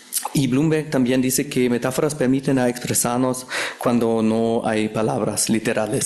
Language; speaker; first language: Spanish; non-native, fluent; German